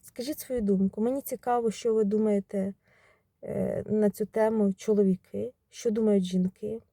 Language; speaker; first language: Ukrainian; non-native, local second language; Russian